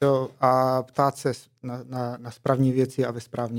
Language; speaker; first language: Czech; non-native, fluent; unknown